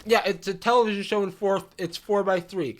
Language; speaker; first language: English; native; English